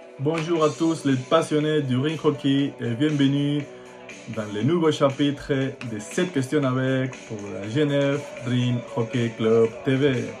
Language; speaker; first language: French; non-native, fluent; Spanish